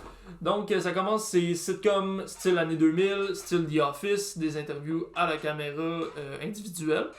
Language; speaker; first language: French; native; French